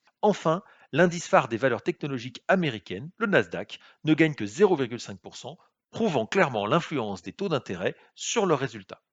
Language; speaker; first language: French; native; French